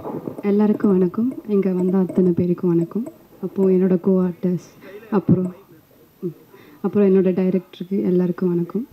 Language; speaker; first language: Tamil; non-native, fluent; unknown